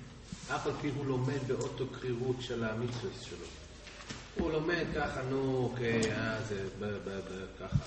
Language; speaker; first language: Hebrew; non-native, learner; English